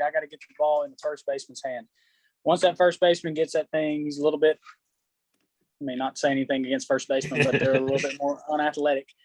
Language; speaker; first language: English; native; English